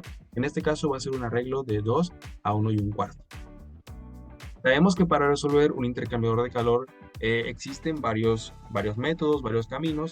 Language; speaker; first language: Spanish; native; Spanish